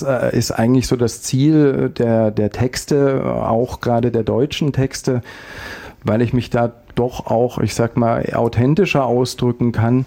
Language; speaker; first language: German; native; German